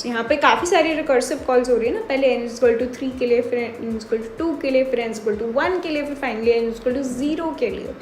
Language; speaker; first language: Hindi; native; Hindi